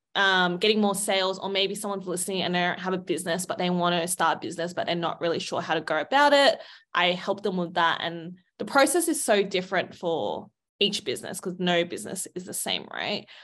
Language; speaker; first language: English; native; English